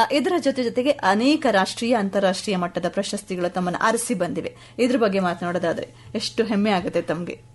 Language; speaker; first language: Kannada; native; Kannada